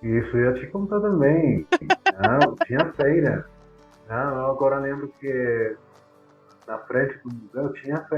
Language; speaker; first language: Portuguese; non-native, fluent; Spanish